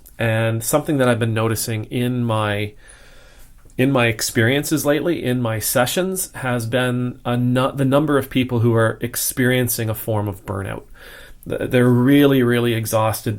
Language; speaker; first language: English; native; English